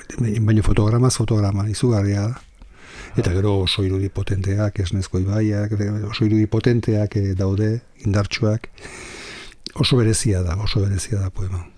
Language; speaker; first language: Basque; non-native, local second language; Spanish